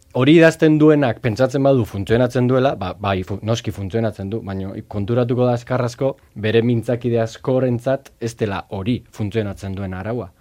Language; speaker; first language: Basque; native; Basque